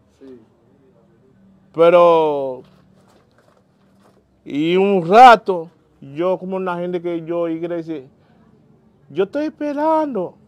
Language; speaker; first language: Spanish; non-native, learner; Haitian Creole